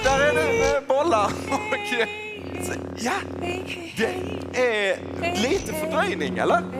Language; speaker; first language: Swedish; native; Swedish